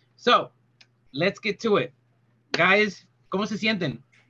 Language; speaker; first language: Spanish; early bilingual, heritage; Spanish